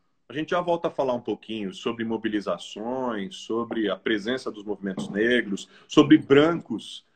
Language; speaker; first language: Portuguese; native; Portuguese